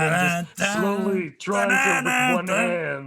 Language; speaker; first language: English; native; English